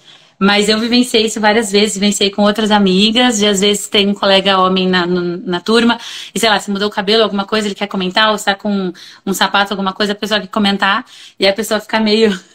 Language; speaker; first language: Portuguese; native; Portuguese